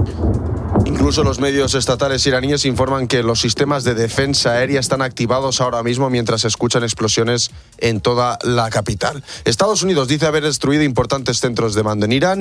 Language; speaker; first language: Spanish; native; Spanish